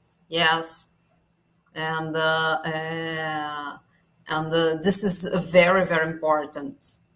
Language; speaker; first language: English; non-native, learner; Portuguese